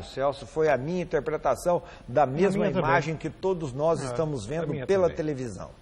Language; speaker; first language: Portuguese; native; Portuguese